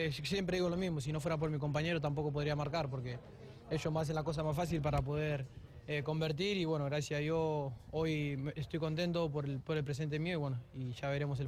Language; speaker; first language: Spanish; native; Spanish